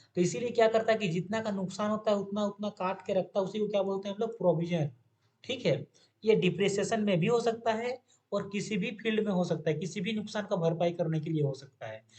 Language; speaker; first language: Hindi; native; Hindi